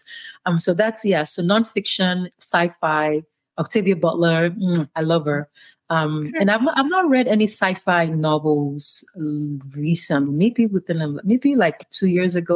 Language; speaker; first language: English; non-native, local second language; Yoruba